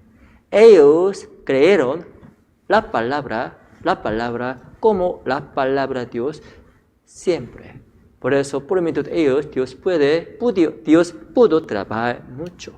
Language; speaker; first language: Spanish; non-native, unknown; Korean